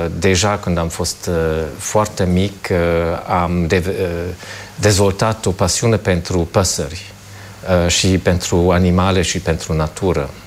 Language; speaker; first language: Romanian; non-native, fluent; German